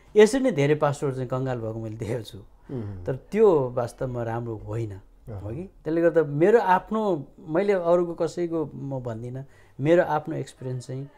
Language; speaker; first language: Nepali; native; Nepali